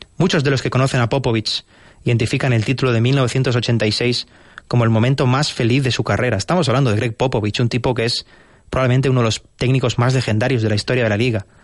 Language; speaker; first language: Spanish; native; Spanish